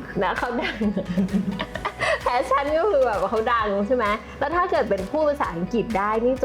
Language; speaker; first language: Thai; native; Thai